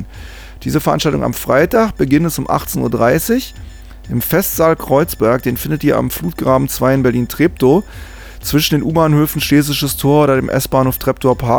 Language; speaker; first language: German; native; German